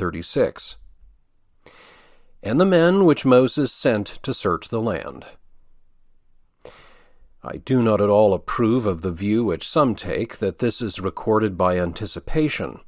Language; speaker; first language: English; native; English